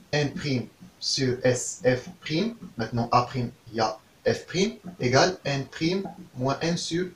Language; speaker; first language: French; non-native, local second language; Arabic